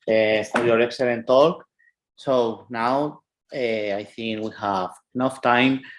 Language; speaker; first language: English; non-native, fluent; Catalan